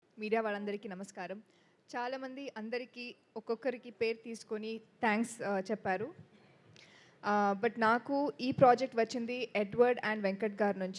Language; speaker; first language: Telugu; non-native, fluent; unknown